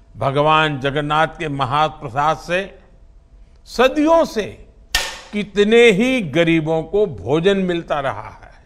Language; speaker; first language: Hindi; non-native, local second language; Gujarati